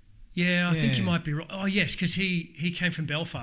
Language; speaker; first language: English; native; English